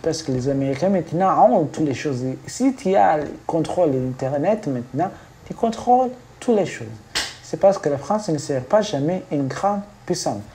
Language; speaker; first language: French; non-native, learner; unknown